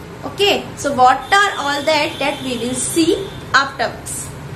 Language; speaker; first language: English; non-native, local second language; Hindi